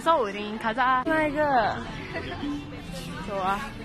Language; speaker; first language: Korean; non-native, learner; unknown